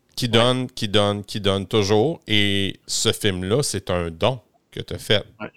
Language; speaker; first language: French; native; French